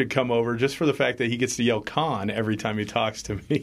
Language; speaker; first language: English; native; English